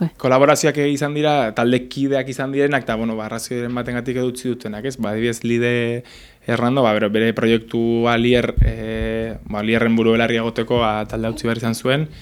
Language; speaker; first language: Basque; native; Basque